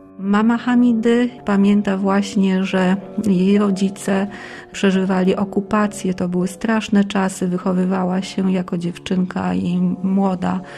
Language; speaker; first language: Polish; native; Polish